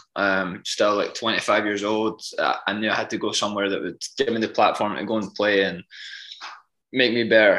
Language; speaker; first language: English; native; English